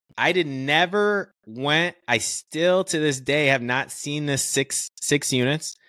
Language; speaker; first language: English; native; English